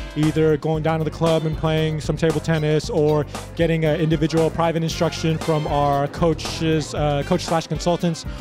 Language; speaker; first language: English; native; English